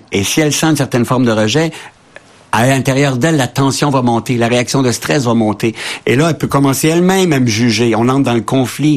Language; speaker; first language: French; native; French